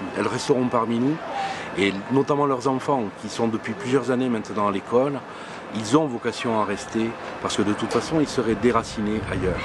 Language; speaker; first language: French; native; French